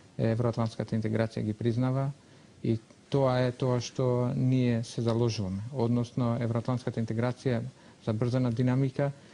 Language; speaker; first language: Macedonian; non-native, local second language; Albanian